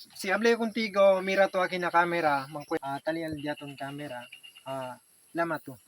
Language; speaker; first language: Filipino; native; Filipino